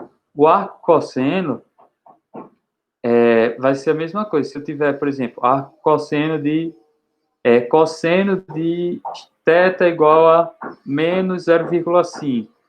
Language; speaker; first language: Portuguese; native; Portuguese